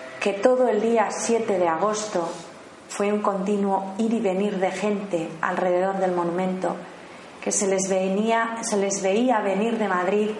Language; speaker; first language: Spanish; native; Spanish